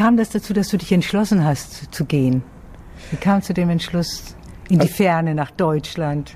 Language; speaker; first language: German; native; German